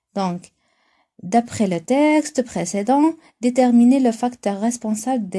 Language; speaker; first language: French; non-native, local second language; Arabic